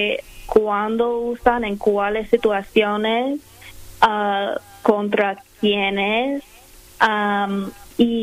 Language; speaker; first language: Spanish; non-native, fluent; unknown